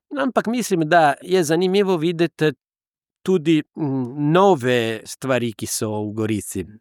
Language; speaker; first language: Slovenian; non-native, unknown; Italian